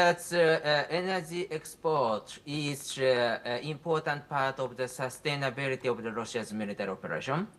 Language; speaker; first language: English; non-native, fluent; Japanese